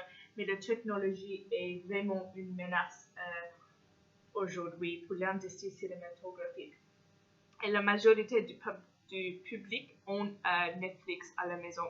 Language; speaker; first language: French; non-native, fluent; English